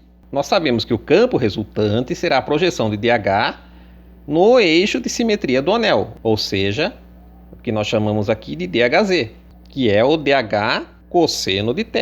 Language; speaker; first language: Portuguese; native; Portuguese